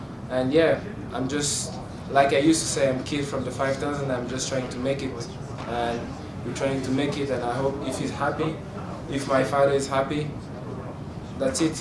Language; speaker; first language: English; non-native, fluent; French